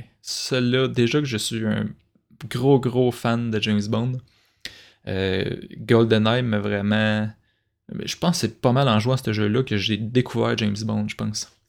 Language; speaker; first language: French; native; French